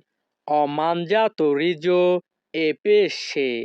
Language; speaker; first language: Italian; non-native, fluent; Bangla